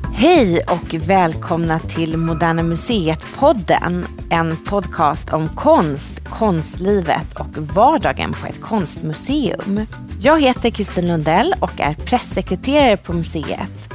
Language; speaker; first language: Swedish; native; Swedish